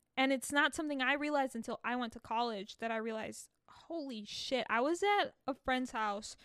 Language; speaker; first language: English; early bilingual, other home language; Spanish